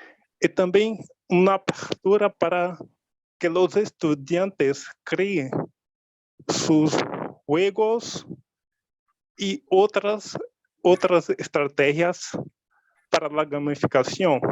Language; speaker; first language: Spanish; non-native, learner; Portuguese